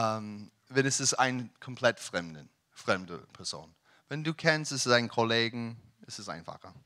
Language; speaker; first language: German; non-native, learner; English